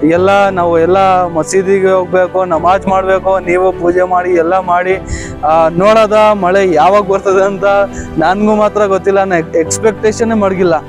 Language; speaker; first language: Kannada; non-native, local second language; Urdu